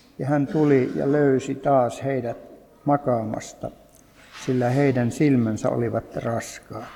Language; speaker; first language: Finnish; native; Finnish